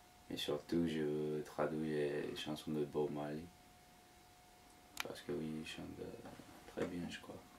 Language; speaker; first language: French; non-native, learner; English